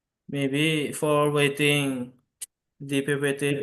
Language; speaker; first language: English; non-native, local second language; Javanese